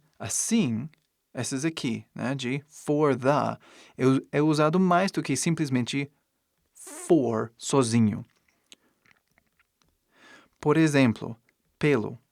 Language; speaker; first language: Portuguese; non-native, fluent; English